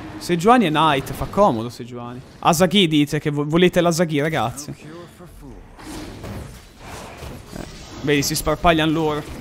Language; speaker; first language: Italian; native; Italian